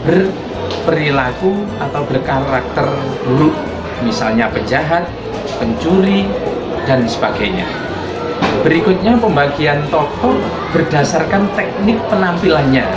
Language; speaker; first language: Indonesian; native; Indonesian